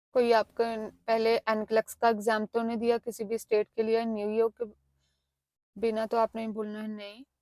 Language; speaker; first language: Hindi; non-native, local second language; Punjabi